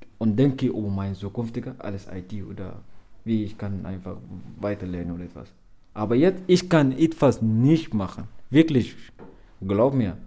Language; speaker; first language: German; non-native, learner; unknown